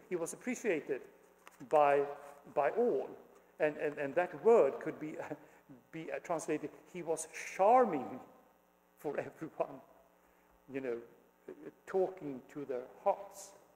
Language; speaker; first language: English; non-native, fluent; Swedish